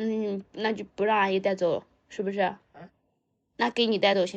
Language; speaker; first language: Chinese; native; Chinese